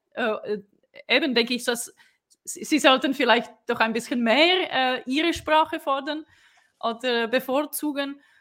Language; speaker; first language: German; non-native, fluent; Czech